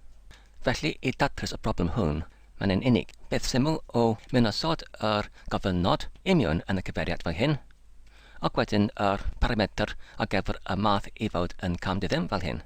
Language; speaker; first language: Welsh; non-native, learner; English